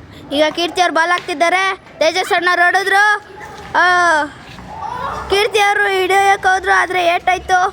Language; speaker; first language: Kannada; native; Kannada